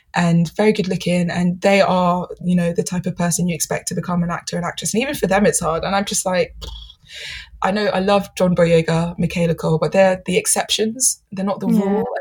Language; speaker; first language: English; native; English